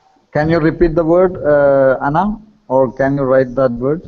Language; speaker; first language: English; non-native, learner; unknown